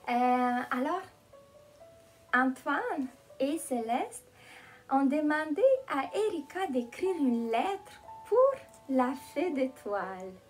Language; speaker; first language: French; non-native, fluent; Romanian